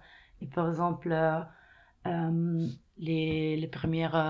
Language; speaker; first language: French; non-native, fluent; Italian